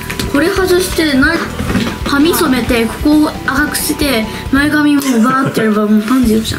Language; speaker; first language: Japanese; native; Japanese